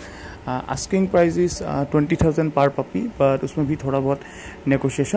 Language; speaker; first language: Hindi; native; Hindi